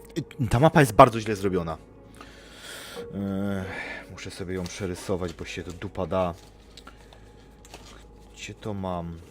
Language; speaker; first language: Polish; native; Polish